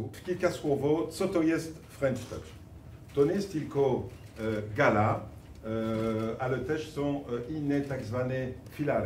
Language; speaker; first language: Polish; non-native, fluent; French